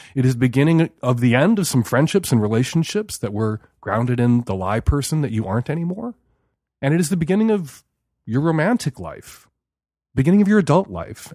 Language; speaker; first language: English; native; English